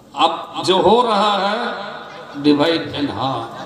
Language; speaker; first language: Hindi; non-native, local second language; Bangla